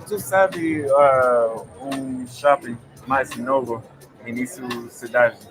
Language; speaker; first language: Portuguese; non-native, learner; English